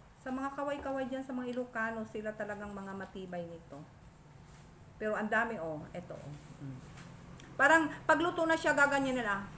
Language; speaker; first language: Filipino; non-native, local second language; Masbatenyo